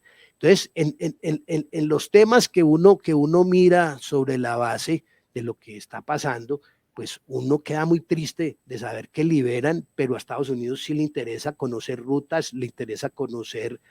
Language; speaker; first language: Spanish; native; Spanish